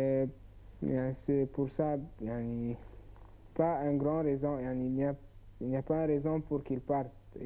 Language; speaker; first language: French; non-native, learner; Arabic